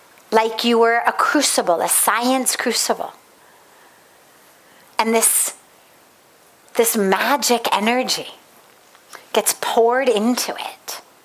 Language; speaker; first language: English; native; English